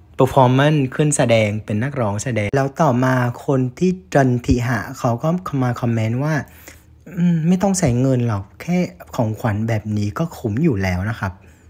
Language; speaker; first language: Thai; non-native, fluent; Vietnamese